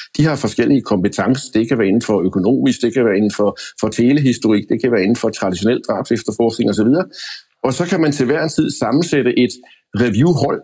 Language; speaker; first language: Danish; native; Danish